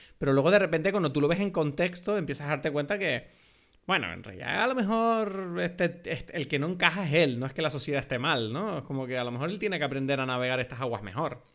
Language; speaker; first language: Spanish; native; Spanish